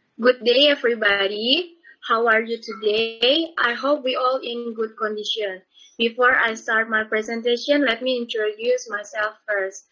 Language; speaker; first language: English; non-native, learner; Indonesian